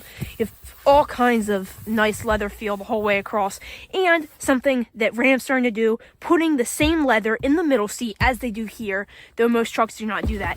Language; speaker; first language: English; native; English